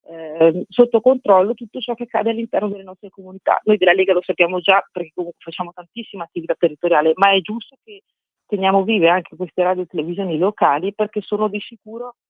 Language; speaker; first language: Italian; native; Italian